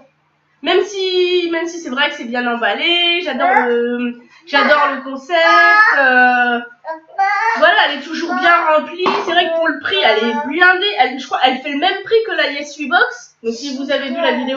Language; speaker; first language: French; native; French